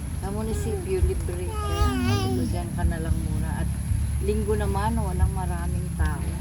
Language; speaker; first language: Filipino; native; Filipino